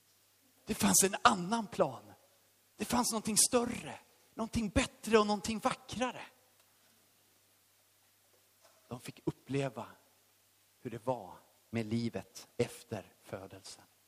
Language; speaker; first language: Swedish; native; Swedish